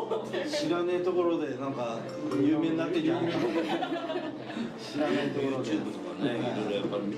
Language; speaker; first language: Japanese; native; Japanese